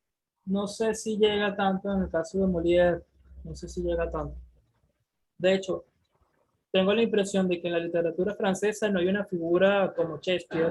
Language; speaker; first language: Spanish; native; Spanish